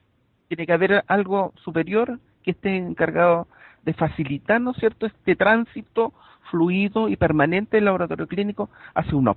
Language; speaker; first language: Spanish; native; Spanish